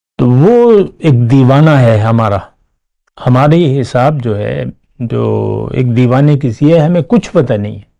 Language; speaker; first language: Urdu; non-native, local second language; Pashto